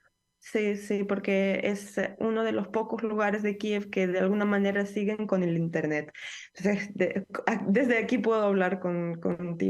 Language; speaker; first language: Spanish; non-native, fluent; Ukrainian